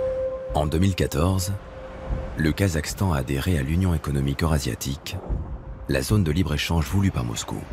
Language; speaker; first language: French; native; French